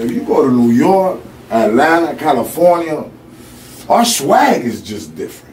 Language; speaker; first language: English; native; English